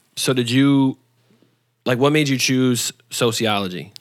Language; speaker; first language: English; native; English